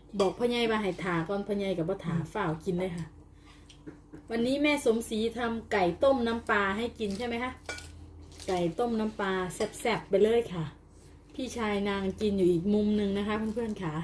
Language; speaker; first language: Thai; native; Thai